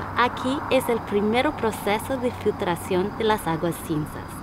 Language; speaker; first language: Spanish; non-native, learner; English